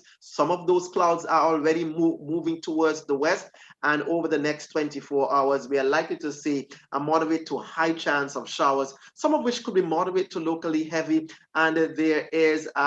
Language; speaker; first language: English; native; English